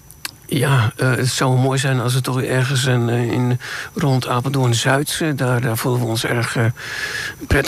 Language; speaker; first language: Dutch; native; Dutch